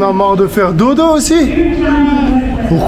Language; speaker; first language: French; native; French